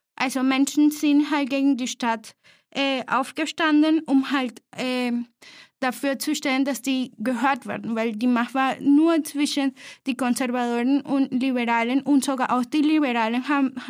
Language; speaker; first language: German; non-native, fluent; Spanish